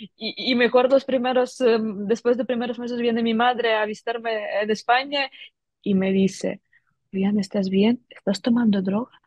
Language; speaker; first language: Spanish; non-native, fluent; Ukrainian